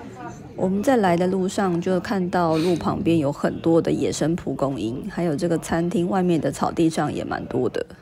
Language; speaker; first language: Chinese; native; Chinese